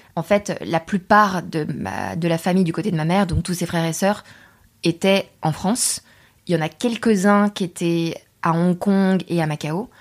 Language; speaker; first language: French; native; French